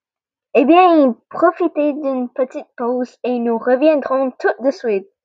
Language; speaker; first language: French; non-native, learner; English